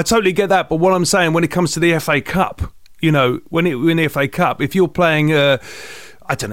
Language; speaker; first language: English; native; English